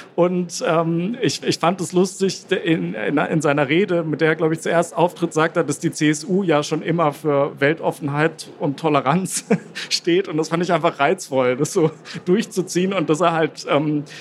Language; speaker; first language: German; native; German